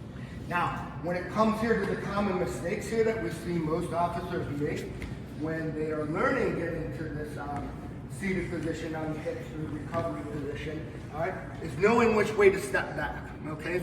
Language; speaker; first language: English; native; English